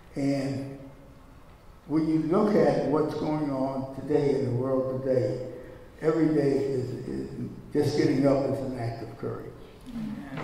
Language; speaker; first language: English; native; English